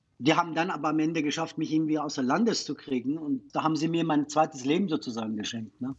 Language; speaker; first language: German; non-native, fluent; Persian